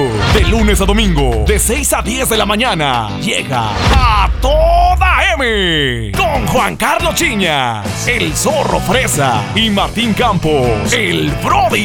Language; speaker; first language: Spanish; native; Spanish